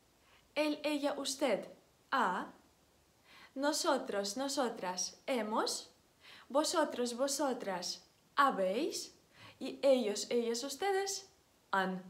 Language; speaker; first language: Spanish; non-native, fluent; Ukrainian